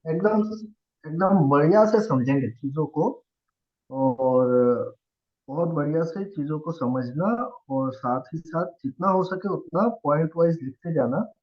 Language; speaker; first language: Hindi; non-native, local second language; Assamese